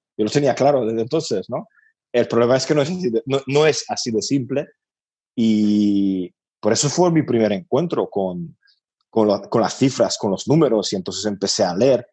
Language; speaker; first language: Spanish; non-native, fluent; Hungarian